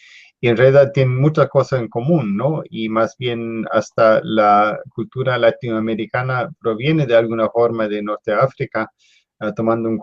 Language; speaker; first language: Spanish; non-native, fluent; English